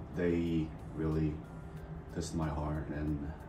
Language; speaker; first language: English; non-native, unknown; Korean